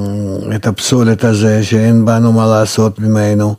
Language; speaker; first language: Hebrew; non-native, fluent; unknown